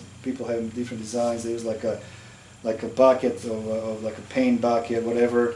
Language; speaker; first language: English; non-native, fluent; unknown